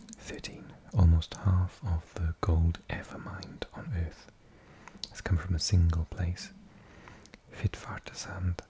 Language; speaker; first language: English; native; English